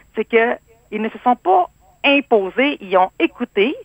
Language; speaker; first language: French; native; French